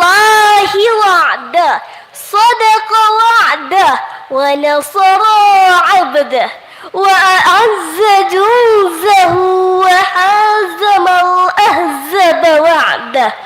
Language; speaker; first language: Arabic; non-native, learner; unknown